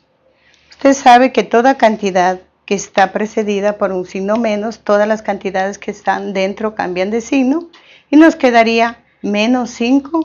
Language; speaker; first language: Spanish; native; Spanish